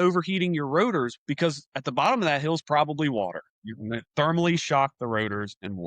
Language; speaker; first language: English; native; English